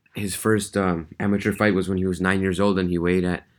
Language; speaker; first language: English; early bilingual, other home language; Russian